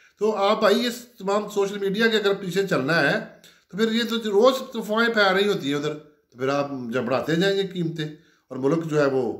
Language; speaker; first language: Urdu; non-native, local second language; Punjabi